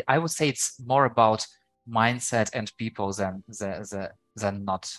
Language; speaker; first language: English; non-native, fluent; Ukrainian